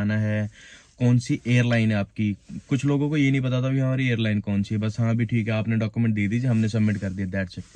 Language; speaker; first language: Hindi; native; Hindi